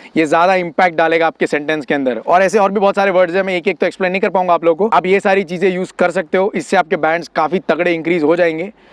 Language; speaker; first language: Hindi; non-native, local second language; Gujarati